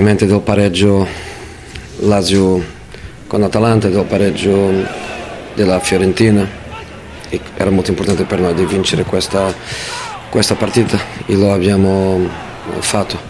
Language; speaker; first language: Italian; non-native, fluent; Portuguese